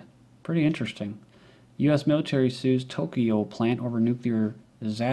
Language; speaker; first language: English; native; English